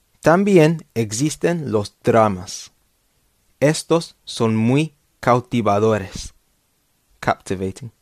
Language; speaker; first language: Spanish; non-native, fluent; English